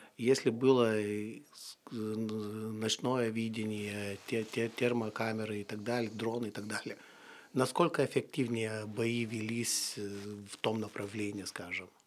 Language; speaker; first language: Russian; non-native, fluent; Lithuanian